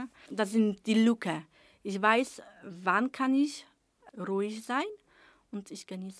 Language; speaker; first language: German; non-native, learner; Polish